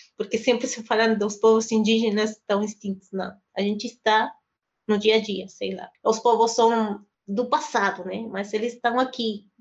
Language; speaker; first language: Portuguese; non-native, fluent; Spanish